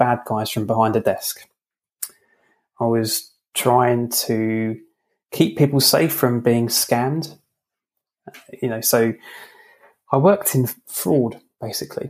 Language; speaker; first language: English; native; English